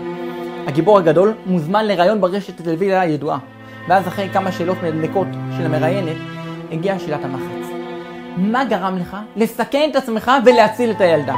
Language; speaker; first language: Hebrew; native; Hebrew